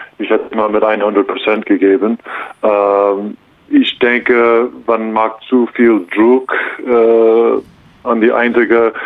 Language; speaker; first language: German; non-native, learner; English